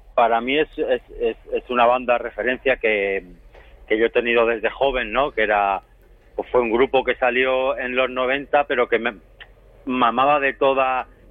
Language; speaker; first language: Spanish; native; Spanish